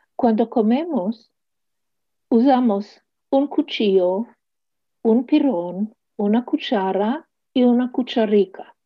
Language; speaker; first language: Spanish; early bilingual, heritage; Hebrew